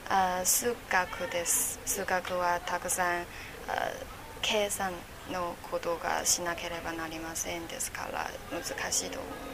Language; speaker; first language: Japanese; non-native, learner; Chinese